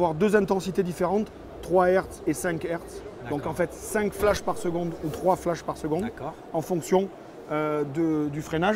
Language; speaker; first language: French; native; French